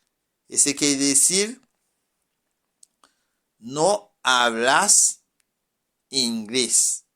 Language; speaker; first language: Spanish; non-native, fluent; French